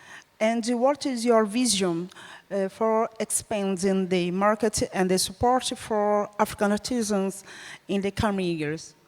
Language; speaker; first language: English; non-native, learner; Portuguese